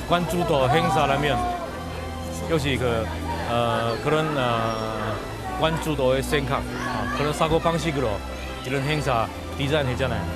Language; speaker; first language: Korean; non-native, fluent; Chinese